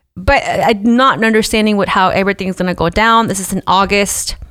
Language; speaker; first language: English; early bilingual, other home language; Spanish